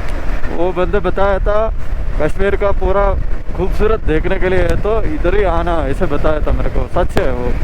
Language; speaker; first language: Hindi; non-native, local second language; Malayalam